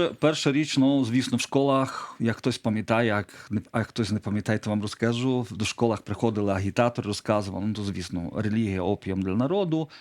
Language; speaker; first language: Ukrainian; non-native, local second language; Polish